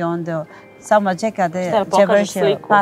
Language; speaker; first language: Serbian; non-native, learner; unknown